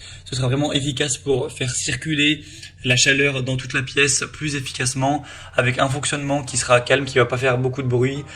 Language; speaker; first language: French; native; French